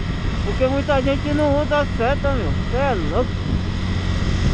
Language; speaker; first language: Portuguese; native; Portuguese